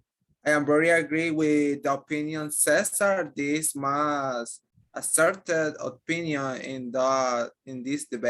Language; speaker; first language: English; non-native, learner; Spanish